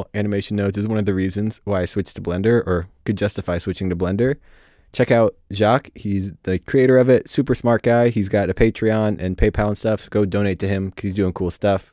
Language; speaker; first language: English; native; English